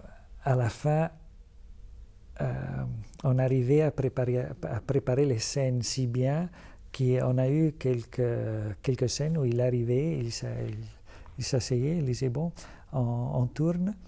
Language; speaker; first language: French; non-native, fluent; Italian